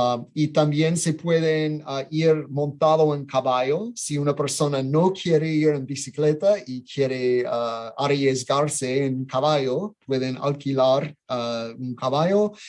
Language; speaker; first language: Spanish; non-native, fluent; English